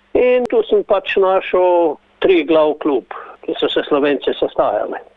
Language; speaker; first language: Slovenian; native; Slovenian